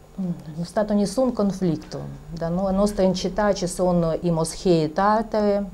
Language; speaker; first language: Italian; non-native, learner; Ukrainian